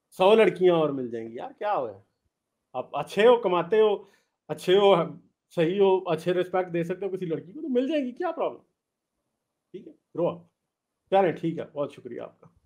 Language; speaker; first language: Urdu; native; Urdu